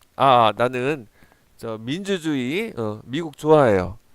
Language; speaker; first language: Korean; native; Korean